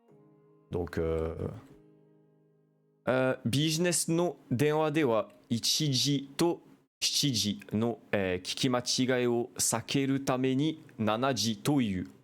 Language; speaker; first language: Japanese; non-native, fluent; French